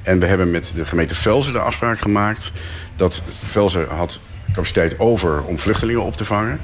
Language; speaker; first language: Dutch; native; Dutch